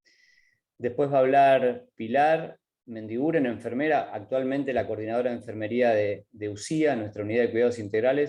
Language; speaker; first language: Spanish; native; Spanish